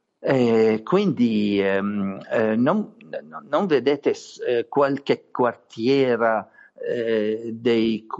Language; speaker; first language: Italian; non-native, fluent; Arabic